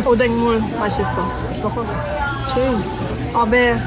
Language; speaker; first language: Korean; non-native, learner; Persian